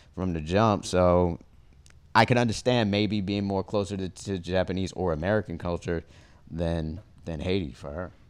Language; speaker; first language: English; early bilingual, other home language; Haitian Creole